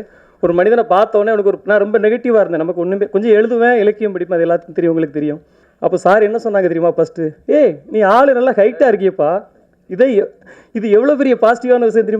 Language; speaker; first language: Tamil; native; Tamil